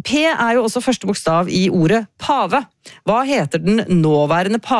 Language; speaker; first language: Norwegian; native; Norwegian